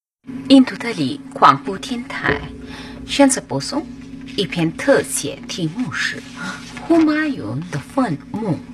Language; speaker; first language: Chinese; non-native, fluent; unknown